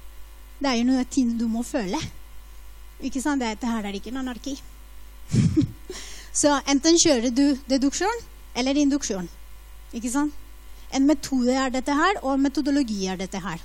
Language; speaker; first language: Norwegian; non-native, fluent; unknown